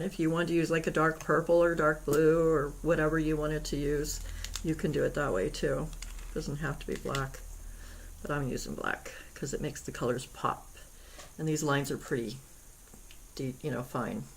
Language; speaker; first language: English; native; English